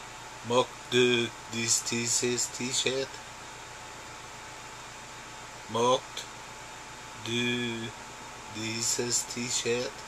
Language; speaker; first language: German; non-native, learner; English